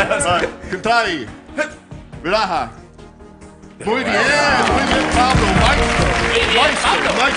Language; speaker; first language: Spanish; non-native, fluent; English